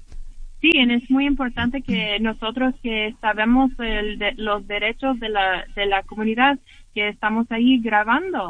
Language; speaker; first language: Spanish; early bilingual, heritage; English